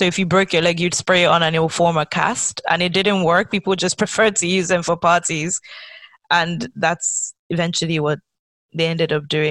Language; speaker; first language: English; non-native, local second language; Yoruba